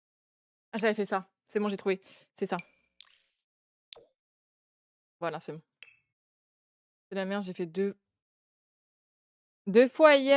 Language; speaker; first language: French; native; French